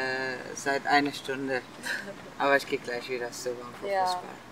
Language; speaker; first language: German; non-native, learner; Arabic